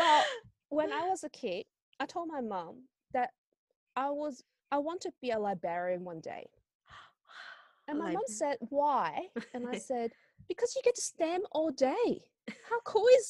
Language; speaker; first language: English; non-native, local second language; Cantonese